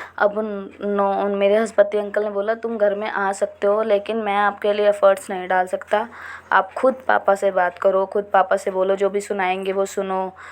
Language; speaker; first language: Hindi; native; Hindi